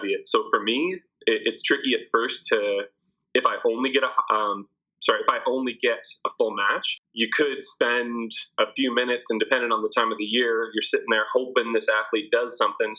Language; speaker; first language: English; native; English